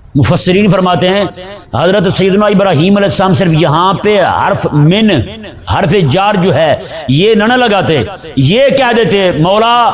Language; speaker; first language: Urdu; non-native, local second language; Punjabi